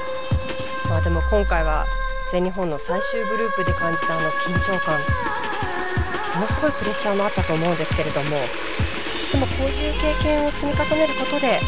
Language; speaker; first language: Japanese; native; Japanese